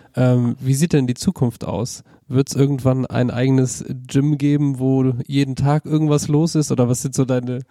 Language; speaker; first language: German; native; German